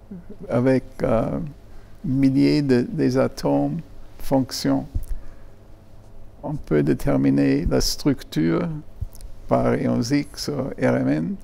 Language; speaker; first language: French; non-native, fluent; German